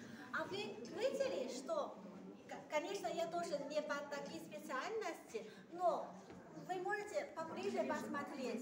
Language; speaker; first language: Russian; non-native, learner; Chinese